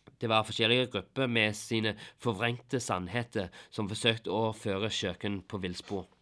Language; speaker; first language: Norwegian; non-native, fluent; English